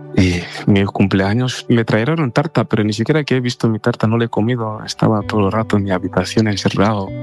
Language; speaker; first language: Spanish; non-native, fluent; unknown